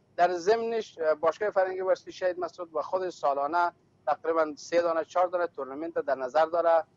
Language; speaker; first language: Persian; native; Persian